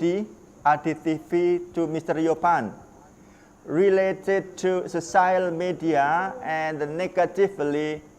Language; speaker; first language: English; non-native, learner; Indonesian